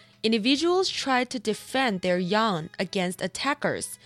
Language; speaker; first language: English; non-native, fluent; Chinese